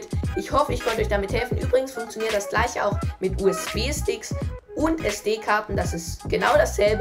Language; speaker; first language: German; native; German